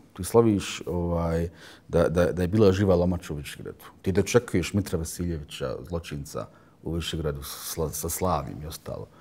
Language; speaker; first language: Bosnian; early bilingual, heritage; Bosnian